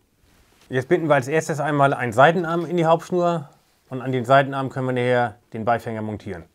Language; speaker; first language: German; native; German